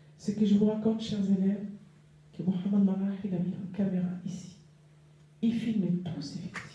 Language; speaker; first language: French; non-native, local second language; Arabic